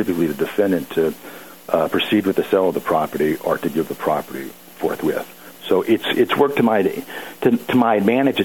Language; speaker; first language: English; native; English